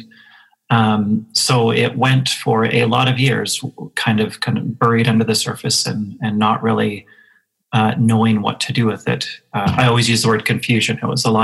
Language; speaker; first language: English; native; English